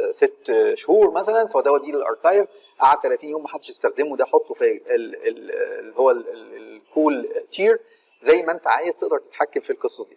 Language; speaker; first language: Arabic; native; Arabic